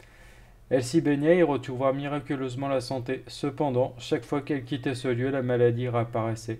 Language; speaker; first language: French; native; French